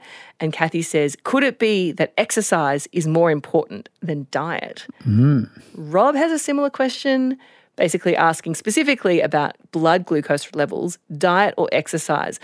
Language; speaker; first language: English; native; English